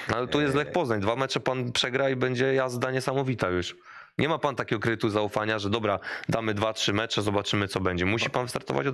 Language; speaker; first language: Polish; native; Polish